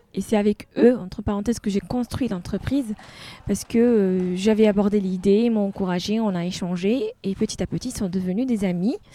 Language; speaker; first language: French; non-native, local second language; Arabic